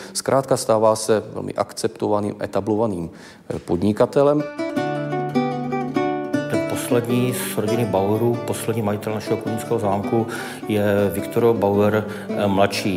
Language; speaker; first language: Czech; native; Czech